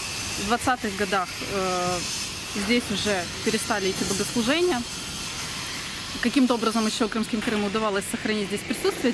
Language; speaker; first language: Russian; native; Russian